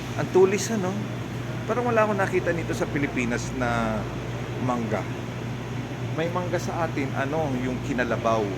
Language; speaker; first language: Filipino; non-native, local second language; Cebuano